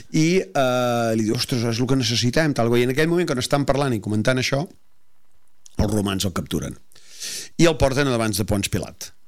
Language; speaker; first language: Catalan; native; Catalan